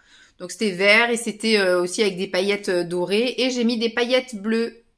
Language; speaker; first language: French; native; French